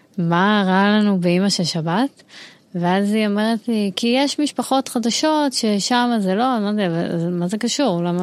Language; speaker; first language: Hebrew; early bilingual, heritage; Hebrew